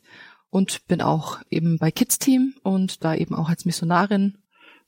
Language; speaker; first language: German; native; German